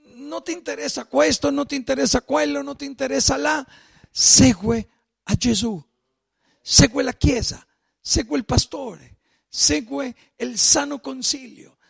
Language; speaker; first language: Italian; non-native, fluent; Spanish